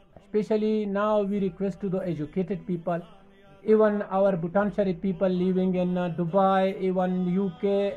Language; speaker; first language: Urdu; non-native, local second language; Pashto